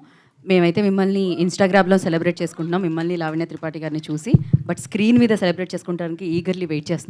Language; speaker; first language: Telugu; native; Telugu